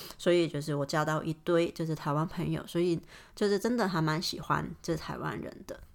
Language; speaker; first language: Chinese; non-native, local second language; Cantonese